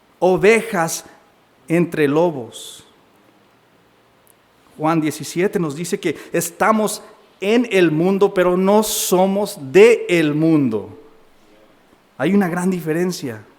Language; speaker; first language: Spanish; native; Spanish